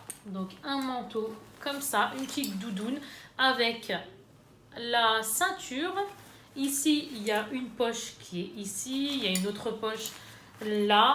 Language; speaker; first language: French; native; French